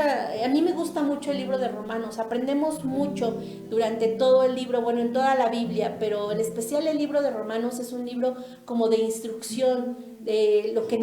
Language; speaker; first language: Spanish; native; Spanish